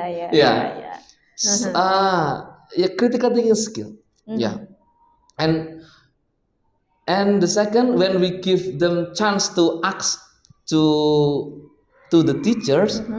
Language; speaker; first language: English; non-native, learner; Indonesian